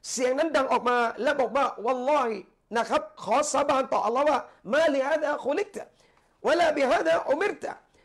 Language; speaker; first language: Thai; non-native, local second language; Malay